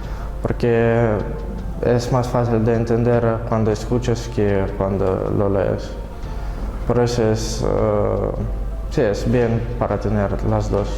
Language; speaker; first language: Spanish; non-native, fluent; Russian